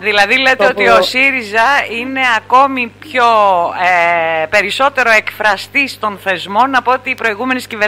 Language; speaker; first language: Greek; native; Greek